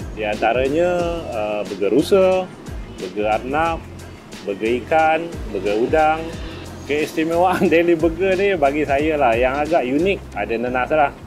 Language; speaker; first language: Malay; native; Malay